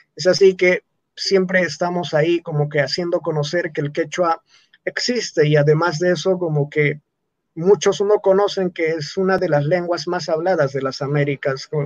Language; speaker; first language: Spanish; non-native, local second language; Quechua